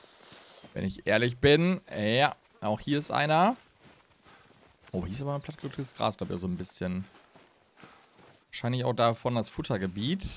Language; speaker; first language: German; native; German